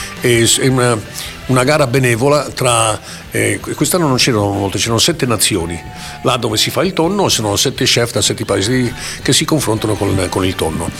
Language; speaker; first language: Italian; early bilingual, heritage; Italian